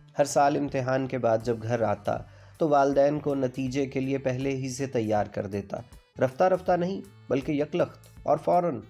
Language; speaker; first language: Urdu; non-native, local second language; Punjabi